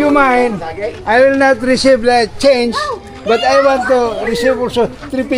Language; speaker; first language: English; non-native, local second language; Filipino